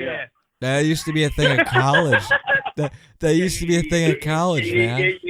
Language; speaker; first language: English; native; English